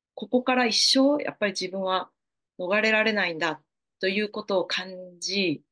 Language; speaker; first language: Japanese; native; Japanese